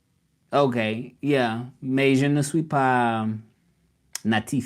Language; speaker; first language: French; non-native, learner; English